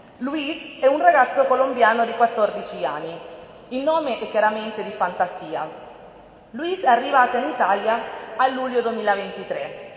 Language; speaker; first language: Italian; non-native, fluent; Spanish